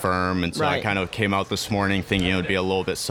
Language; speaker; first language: English; native; English